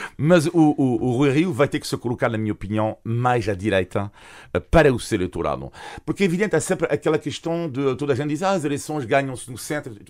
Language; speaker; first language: Portuguese; non-native, fluent; French